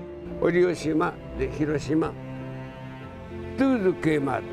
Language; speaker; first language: Portuguese; non-native, learner; Japanese